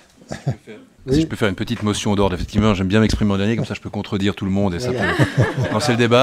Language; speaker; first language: French; native; French